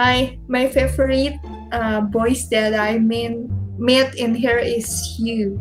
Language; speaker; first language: English; non-native, learner; Indonesian